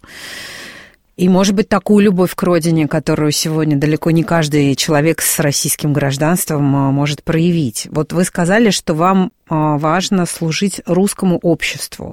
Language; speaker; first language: Russian; native; Russian